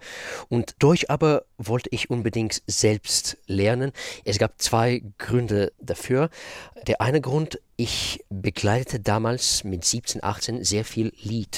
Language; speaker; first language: German; non-native, fluent; Russian